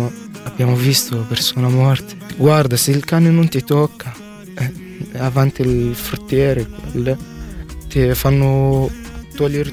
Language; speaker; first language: Italian; non-native, learner; Arabic